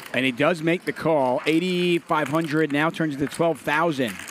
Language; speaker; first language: English; native; English